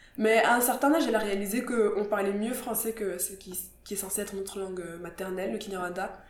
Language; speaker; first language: French; non-native, local second language; Kinyarwanda